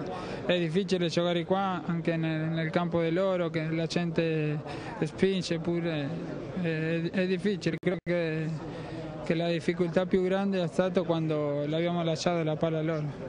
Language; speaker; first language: Italian; non-native, fluent; Spanish